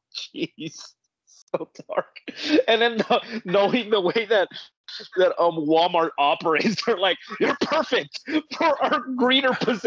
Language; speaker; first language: English; native; English